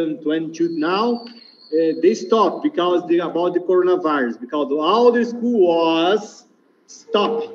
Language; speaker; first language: English; non-native, learner; Portuguese